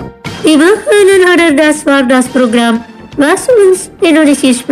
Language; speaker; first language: German; non-native, fluent; Indonesian